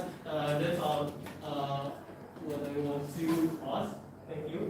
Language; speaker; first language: English; non-native, fluent; Indonesian